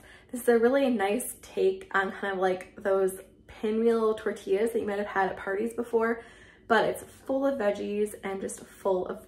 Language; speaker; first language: English; native; English